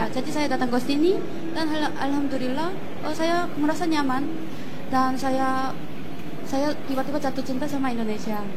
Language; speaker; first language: Indonesian; non-native, fluent; Korean